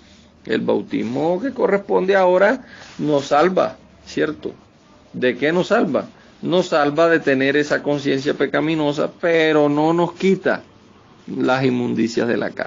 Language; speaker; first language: Spanish; native; Spanish